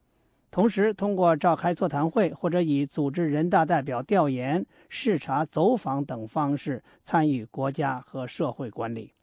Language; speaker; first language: Chinese; native; Chinese